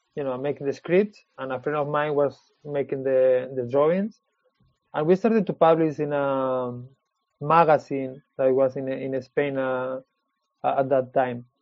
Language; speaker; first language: English; non-native, fluent; Spanish